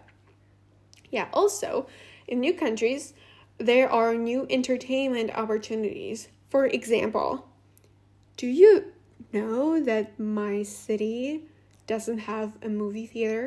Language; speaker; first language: English; non-native, fluent; Russian